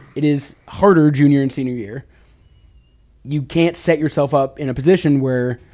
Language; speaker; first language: English; native; English